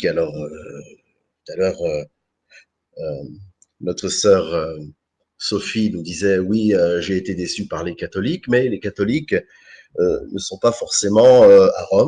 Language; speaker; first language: French; native; French